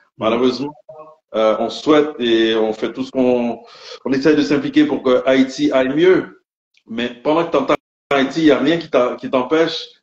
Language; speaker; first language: French; native; French